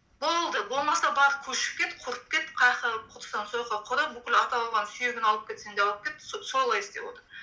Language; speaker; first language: Kazakh; native; Kazakh